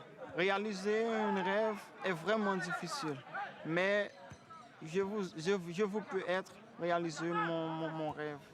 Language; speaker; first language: French; non-native, local second language; Haitian Creole